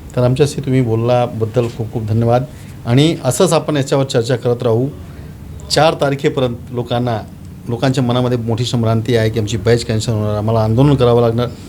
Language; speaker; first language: Marathi; non-native, local second language; Hindi